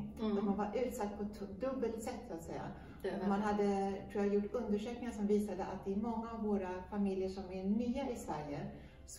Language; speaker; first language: Swedish; native; Swedish